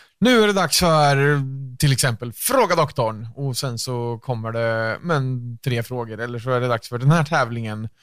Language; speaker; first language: Swedish; native; Swedish